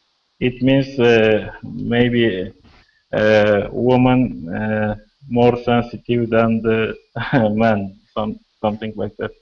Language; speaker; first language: English; non-native, learner; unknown